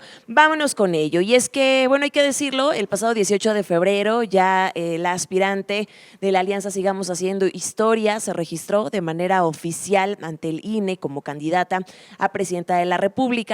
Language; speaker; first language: Spanish; native; Spanish